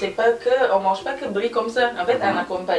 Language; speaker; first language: French; non-native, fluent; Indonesian